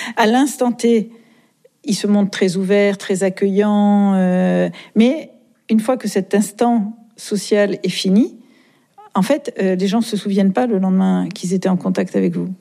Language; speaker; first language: French; native; French